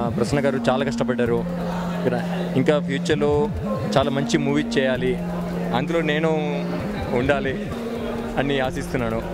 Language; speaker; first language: Telugu; non-native, learner; Hindi